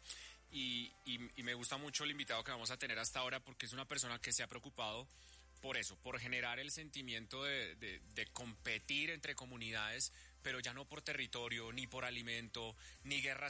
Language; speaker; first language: Spanish; native; Spanish